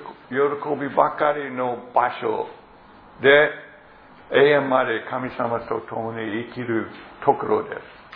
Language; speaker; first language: Japanese; non-native, fluent; English